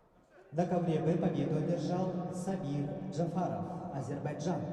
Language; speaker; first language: Russian; native; Russian